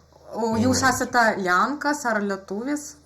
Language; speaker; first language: Lithuanian; non-native, learner; Russian